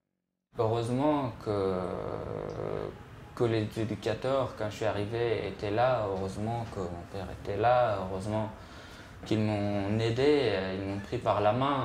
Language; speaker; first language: French; non-native, fluent; Persian